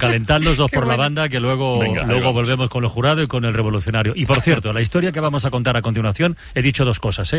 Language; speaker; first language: Spanish; native; Spanish